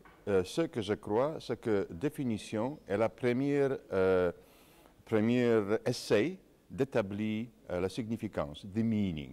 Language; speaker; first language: French; non-native, fluent; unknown